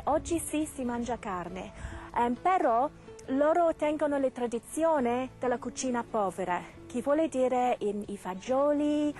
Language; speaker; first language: Italian; non-native, fluent; English